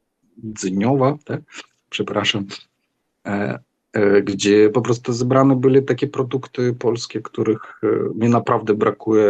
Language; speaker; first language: Polish; non-native, fluent; Ukrainian